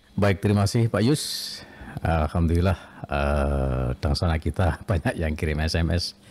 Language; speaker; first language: Indonesian; non-native, local second language; Banjar